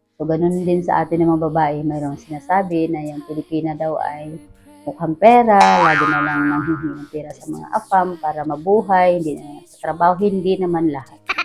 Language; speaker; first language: Filipino; native; Filipino